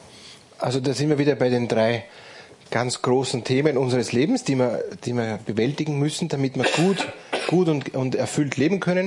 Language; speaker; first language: German; native; German